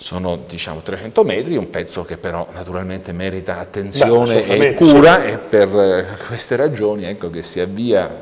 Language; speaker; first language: Italian; native; Italian